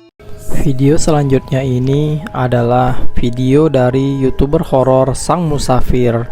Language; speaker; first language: Indonesian; native; Indonesian